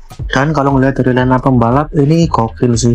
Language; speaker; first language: Indonesian; native; Indonesian